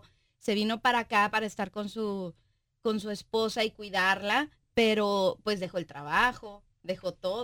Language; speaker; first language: Spanish; native; Spanish